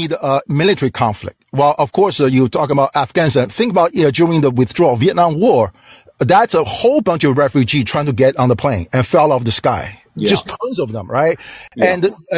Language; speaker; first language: English; non-native, fluent; Chinese